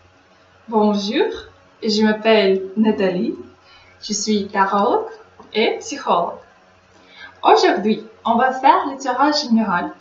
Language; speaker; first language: French; non-native, learner; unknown